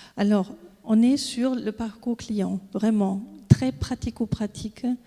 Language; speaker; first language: French; non-native, fluent; German